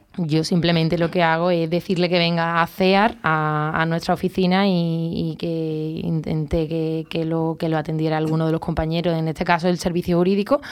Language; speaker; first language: Spanish; native; Spanish